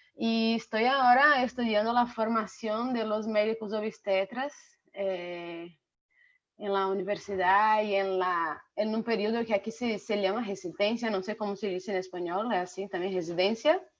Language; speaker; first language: Spanish; non-native, fluent; Portuguese